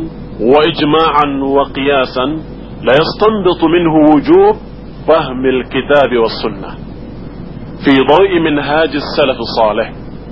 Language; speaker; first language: Arabic; non-native, fluent; Indonesian